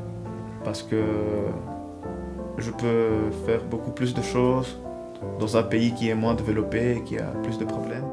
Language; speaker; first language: French; early bilingual, other home language; Spanish